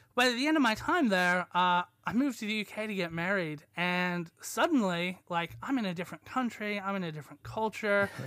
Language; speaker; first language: English; native; English